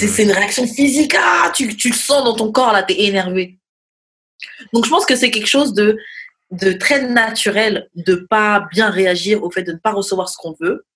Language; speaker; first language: French; native; French